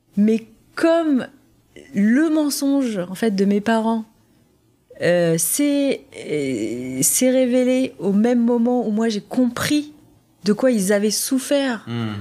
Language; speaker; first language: French; native; French